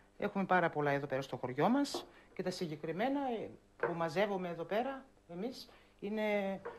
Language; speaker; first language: Greek; native; Greek